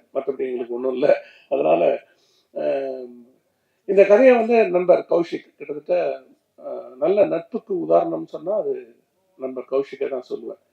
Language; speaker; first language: Tamil; native; Tamil